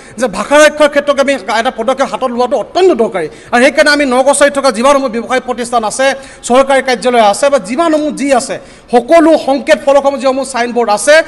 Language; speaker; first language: Assamese; native; Assamese